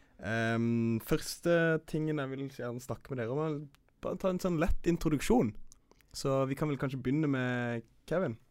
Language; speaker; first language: Norwegian; early bilingual, other home language; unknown